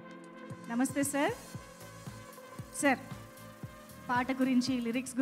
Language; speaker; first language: Telugu; native; Telugu